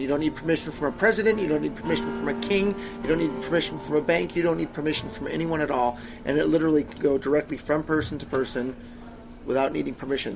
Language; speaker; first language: English; native; English